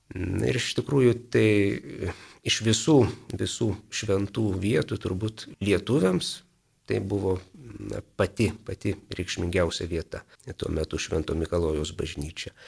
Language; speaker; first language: Lithuanian; native; Lithuanian